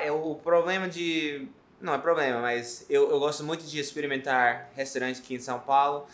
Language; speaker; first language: Portuguese; non-native, fluent; English